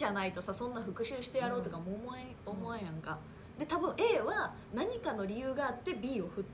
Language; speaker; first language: Japanese; native; Japanese